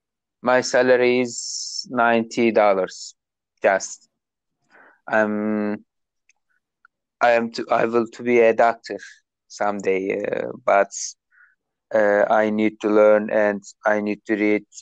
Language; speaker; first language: English; non-native, learner; Turkish